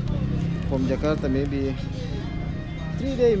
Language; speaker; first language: English; non-native, learner; Indonesian